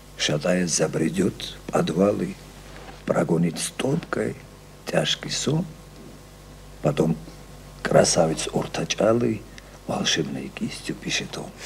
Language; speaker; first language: Russian; non-native, local second language; Georgian